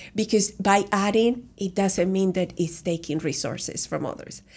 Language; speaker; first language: English; non-native, fluent; Spanish